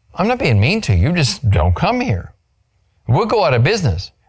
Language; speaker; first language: English; native; English